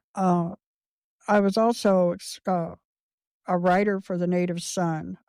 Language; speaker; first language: English; native; English